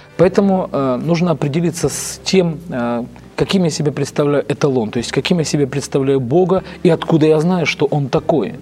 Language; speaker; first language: Russian; native; Russian